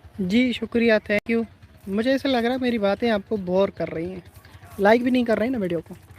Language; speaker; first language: Urdu; non-native, local second language; Sindhi